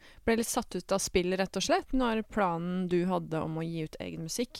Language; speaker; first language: Norwegian; native; Norwegian